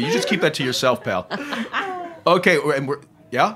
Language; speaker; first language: English; native; English